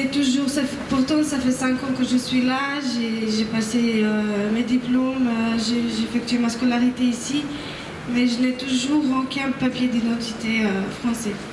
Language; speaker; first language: French; non-native, fluent; Bosnian